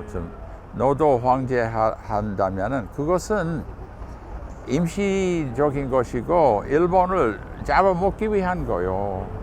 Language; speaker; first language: Korean; non-native, fluent; English